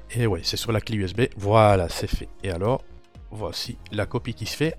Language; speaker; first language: French; native; French